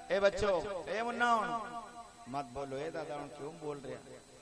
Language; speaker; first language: Hindi; native; Hindi